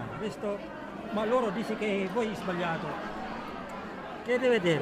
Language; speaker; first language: Italian; non-native, learner; Filipino